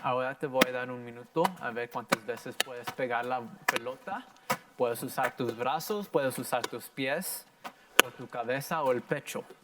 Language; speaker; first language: Spanish; early bilingual, heritage; Spanish